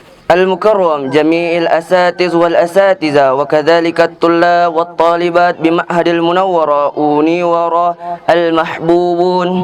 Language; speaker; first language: Arabic; non-native, learner; Indonesian